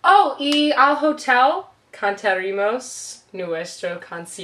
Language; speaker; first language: Spanish; non-native, learner; English